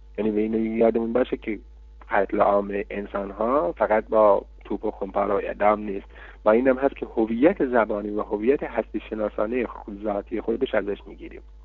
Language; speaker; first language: Persian; non-native, local second language; Kurdish